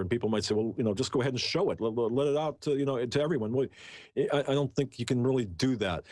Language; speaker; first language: English; native; English